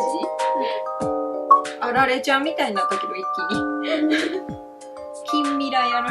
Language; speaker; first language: Japanese; native; Japanese